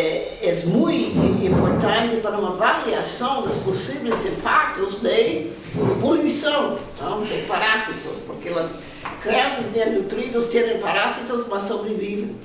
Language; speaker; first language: Spanish; non-native, fluent; Portuguese